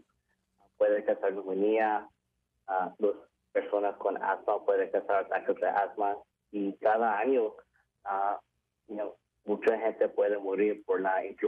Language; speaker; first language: Spanish; early bilingual, heritage; English